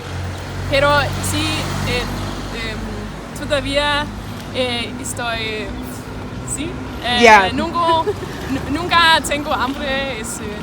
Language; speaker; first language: Spanish; non-native, learner; Danish